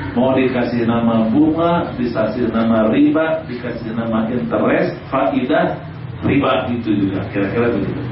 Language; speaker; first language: Indonesian; non-native, local second language; Sundanese